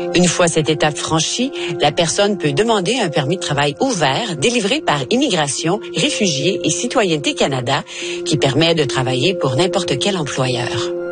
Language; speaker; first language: French; native; French